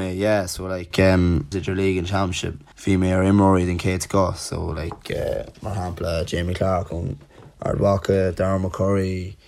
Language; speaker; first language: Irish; non-native, local second language; English